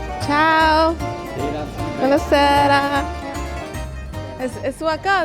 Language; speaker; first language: Italian; non-native, learner; English